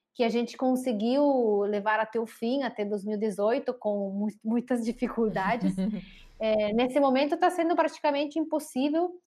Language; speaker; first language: Portuguese; non-native, fluent; Italian